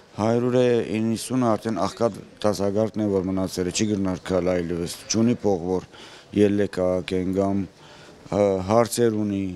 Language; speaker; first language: Armenian; native; Armenian